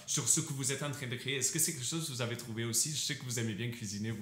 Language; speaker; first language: French; native; French